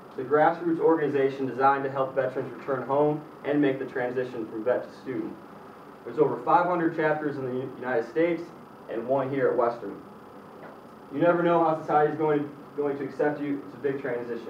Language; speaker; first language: English; native; English